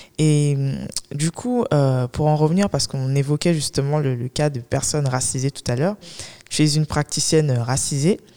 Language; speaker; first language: French; native; French